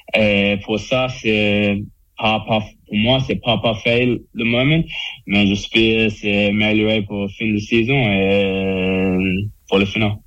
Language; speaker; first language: French; non-native, learner; English